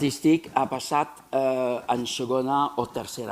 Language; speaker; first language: Catalan; non-native, fluent; French